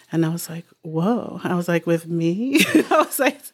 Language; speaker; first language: English; native; English